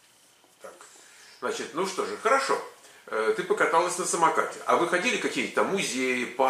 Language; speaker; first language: Russian; native; Russian